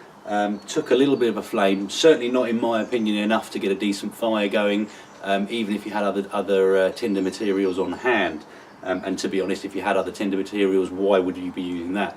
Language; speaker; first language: English; native; English